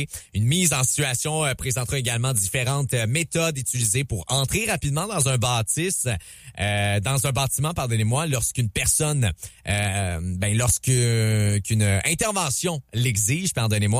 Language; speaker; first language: French; native; French